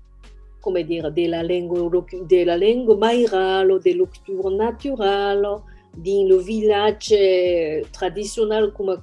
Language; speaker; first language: French; non-native, fluent; Japanese